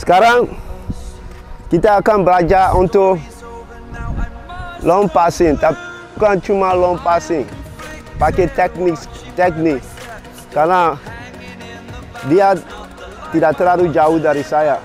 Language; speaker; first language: Indonesian; non-native, fluent; English